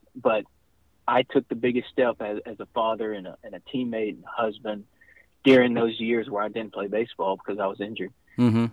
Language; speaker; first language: English; native; English